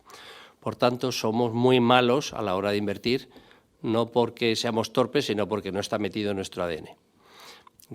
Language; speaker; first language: Spanish; native; Spanish